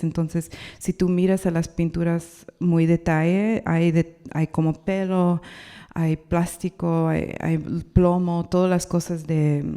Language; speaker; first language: Spanish; non-native, learner; English